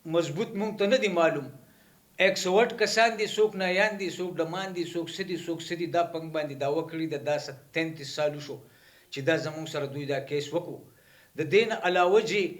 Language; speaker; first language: Pashto; non-native, local second language; Gujari